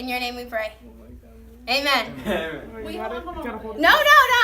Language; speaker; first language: English; native; English